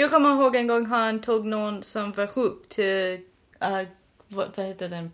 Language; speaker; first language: Swedish; non-native, learner; English